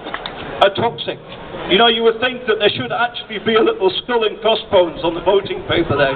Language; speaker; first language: English; native; English